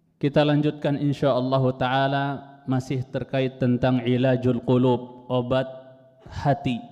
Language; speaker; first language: Indonesian; non-native, local second language; Sundanese